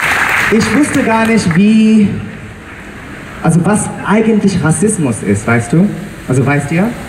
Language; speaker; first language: German; non-native, learner; Bangla